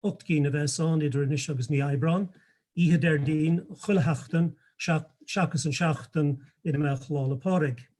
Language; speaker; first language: Irish; native; Irish